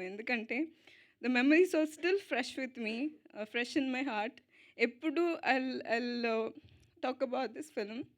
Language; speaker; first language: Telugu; non-native, learner; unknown